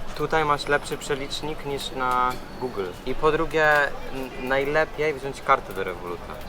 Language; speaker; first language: Polish; native; Polish